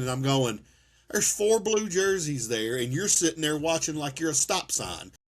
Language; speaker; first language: English; native; English